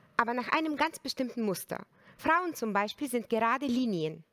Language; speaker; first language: German; non-native, fluent; Bulgarian